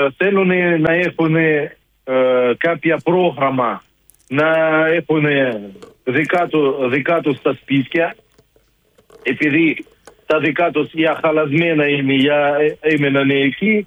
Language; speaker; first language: Greek; non-native, learner; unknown